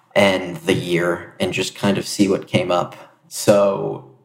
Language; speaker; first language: English; native; English